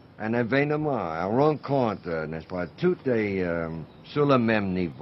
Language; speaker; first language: French; non-native, fluent; English